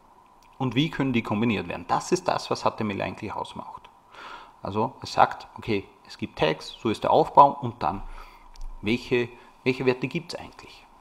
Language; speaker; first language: German; native; German